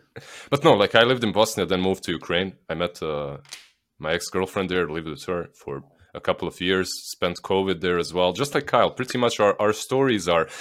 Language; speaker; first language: English; non-native, fluent; Bosnian